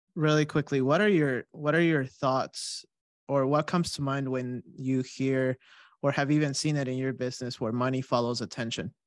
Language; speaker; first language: English; native; English